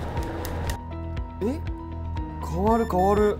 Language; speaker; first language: Japanese; native; Japanese